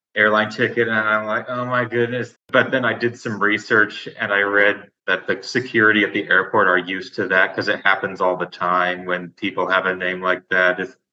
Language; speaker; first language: English; native; English